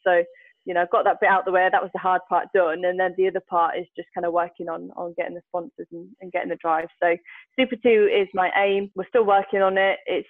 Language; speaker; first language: English; native; English